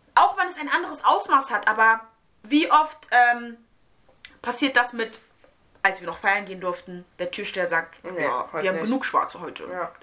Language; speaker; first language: German; native; German